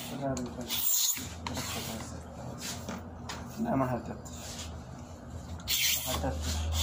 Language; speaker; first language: Arabic; non-native, learner; Filipino